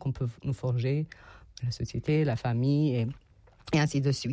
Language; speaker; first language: French; non-native, fluent; Serbian